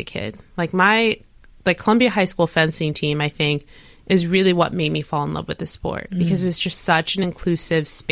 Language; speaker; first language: English; native; English